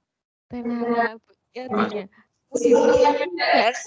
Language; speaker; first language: Indonesian; native; Indonesian